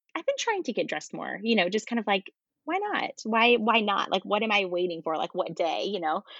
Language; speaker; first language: English; native; English